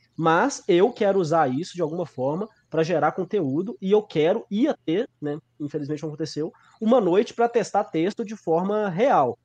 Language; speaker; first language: Portuguese; native; Portuguese